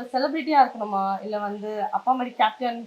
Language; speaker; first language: Tamil; native; Tamil